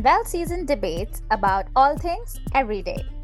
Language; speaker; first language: English; non-native, local second language; Malayalam